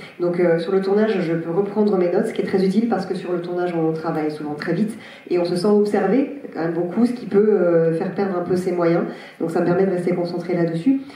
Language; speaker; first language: French; native; French